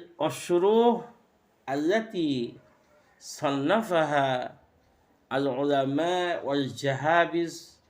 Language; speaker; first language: Arabic; non-native, fluent; Bangla